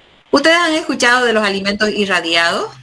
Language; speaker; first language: Spanish; native; Spanish